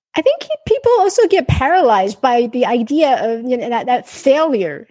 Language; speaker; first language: English; non-native, fluent; Chinese